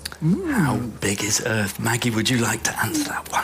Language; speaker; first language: English; native; English